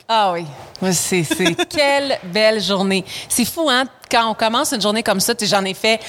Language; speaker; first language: French; native; French